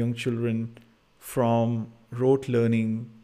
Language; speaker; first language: English; non-native, local second language; Hindi